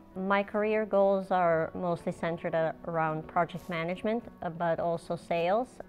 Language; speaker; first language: English; non-native, fluent; Serbian